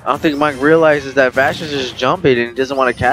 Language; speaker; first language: English; native; English